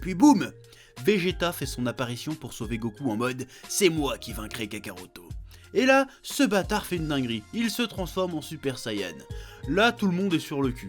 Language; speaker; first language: French; native; French